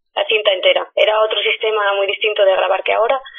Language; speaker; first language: Spanish; native; Spanish